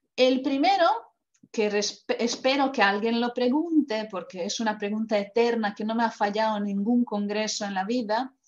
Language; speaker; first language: Spanish; non-native, fluent; Croatian